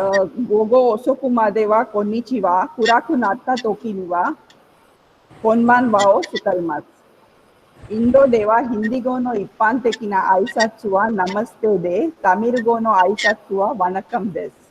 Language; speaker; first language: Japanese; non-native, fluent; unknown